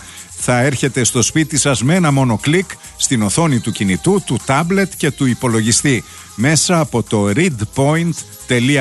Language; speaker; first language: Greek; native; Greek